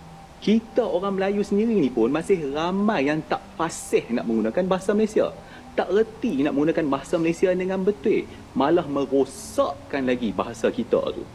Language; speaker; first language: Malay; native; Malay